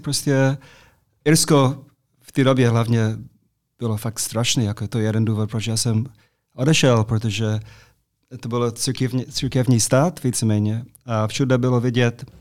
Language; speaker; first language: Czech; non-native, fluent; English